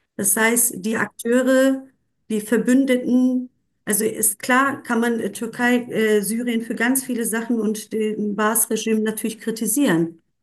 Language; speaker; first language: German; non-native, fluent; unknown